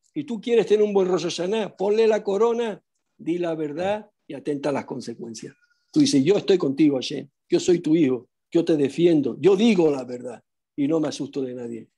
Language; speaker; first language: Spanish; non-native, fluent; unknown